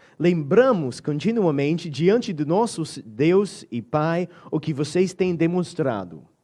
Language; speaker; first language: Portuguese; non-native, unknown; English